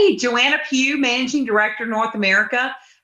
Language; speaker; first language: English; native; English